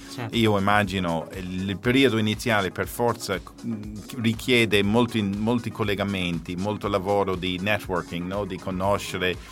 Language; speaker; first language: Italian; non-native, fluent; English